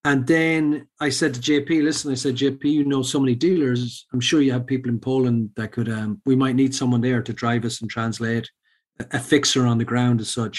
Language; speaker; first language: English; native; English